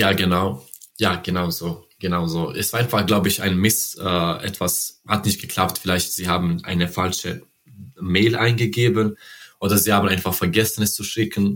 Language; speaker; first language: German; non-native, learner; Serbian